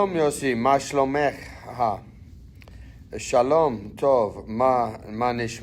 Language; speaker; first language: Hebrew; non-native, learner; English